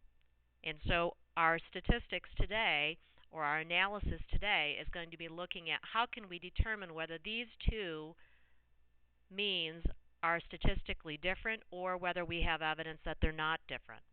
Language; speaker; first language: English; native; English